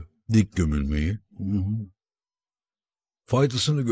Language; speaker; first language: Turkish; native; Turkish